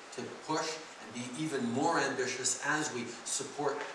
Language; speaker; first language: English; early bilingual, other home language; French